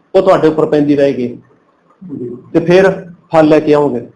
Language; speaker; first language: Hindi; non-native, local second language; Punjabi